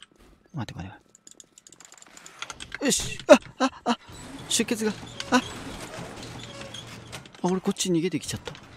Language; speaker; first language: Japanese; native; Japanese